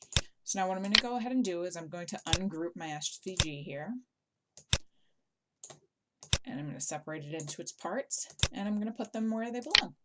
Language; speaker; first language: English; native; English